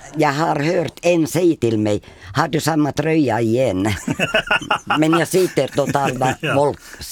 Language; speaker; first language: Swedish; non-native, fluent; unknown